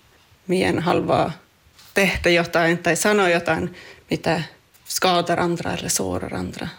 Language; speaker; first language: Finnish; non-native, local second language; Swedish